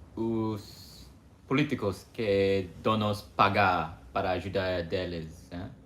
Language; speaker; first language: Portuguese; non-native, learner; English